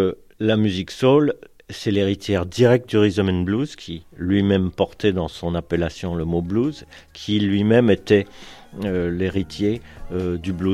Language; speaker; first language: French; native; French